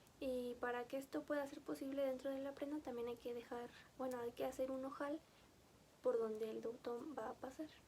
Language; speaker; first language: Spanish; native; Spanish